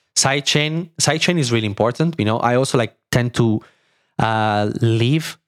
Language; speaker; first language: English; non-native, fluent; Italian